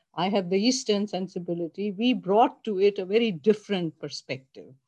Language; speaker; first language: English; non-native, local second language; Urdu